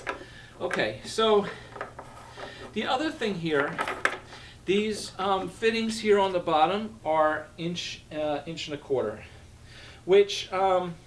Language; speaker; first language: English; native; English